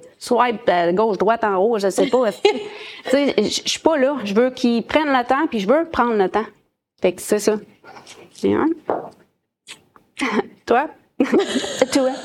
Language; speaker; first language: French; native; French